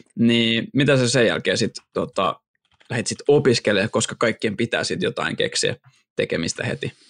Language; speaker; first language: Finnish; native; Finnish